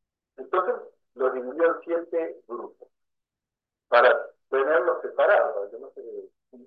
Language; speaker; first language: Spanish; native; Spanish